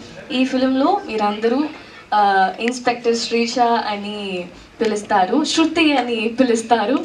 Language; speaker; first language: Telugu; non-native, learner; Tamil